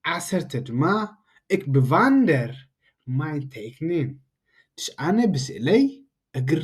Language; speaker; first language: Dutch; non-native, learner; Tigrinya